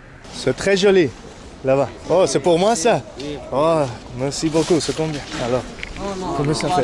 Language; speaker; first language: French; non-native, learner; Spanish